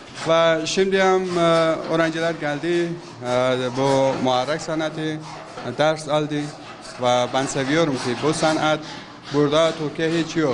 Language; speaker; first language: Turkish; non-native, learner; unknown